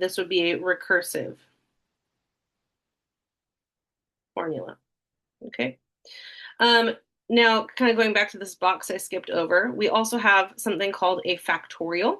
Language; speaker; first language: English; native; English